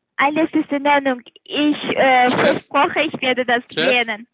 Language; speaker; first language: German; non-native, learner; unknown